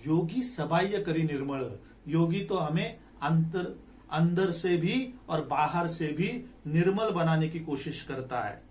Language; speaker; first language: Hindi; non-native, local second language; Marathi